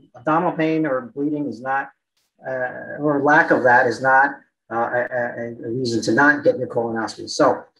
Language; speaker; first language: English; native; English